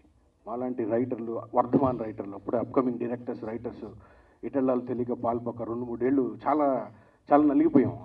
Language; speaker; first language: Telugu; native; Telugu